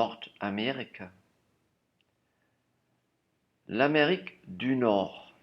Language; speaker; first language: French; non-native, fluent; German